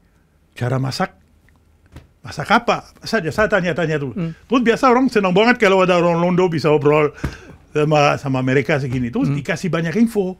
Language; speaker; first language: Indonesian; non-native, fluent; French